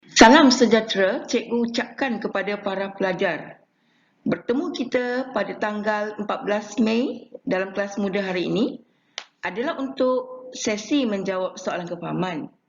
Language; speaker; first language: Malay; non-native, local second language; Chinese